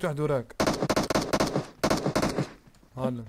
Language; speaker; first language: Arabic; native; Arabic